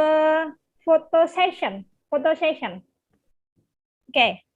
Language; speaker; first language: English; non-native, learner; Indonesian